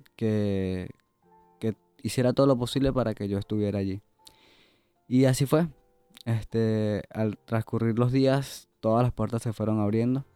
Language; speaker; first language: Spanish; native; Spanish